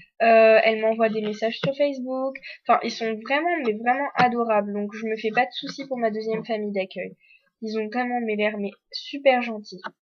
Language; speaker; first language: French; native; French